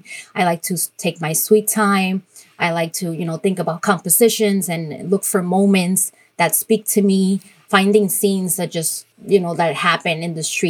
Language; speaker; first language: English; non-native, fluent; Spanish